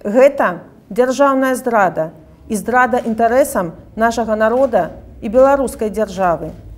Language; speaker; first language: Belarusian; non-native, local second language; Russian